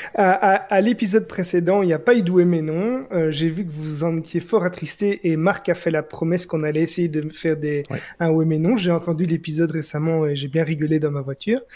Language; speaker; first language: French; native; French